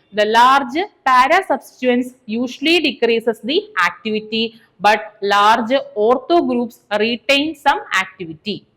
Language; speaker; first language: English; non-native, local second language; Malayalam